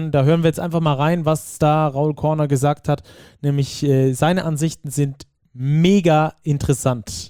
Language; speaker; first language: German; native; German